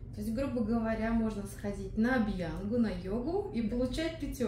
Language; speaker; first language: Russian; native; Russian